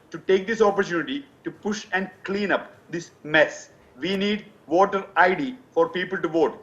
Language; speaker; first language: English; non-native, local second language; Malayalam